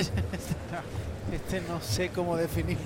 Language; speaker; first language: Spanish; native; Spanish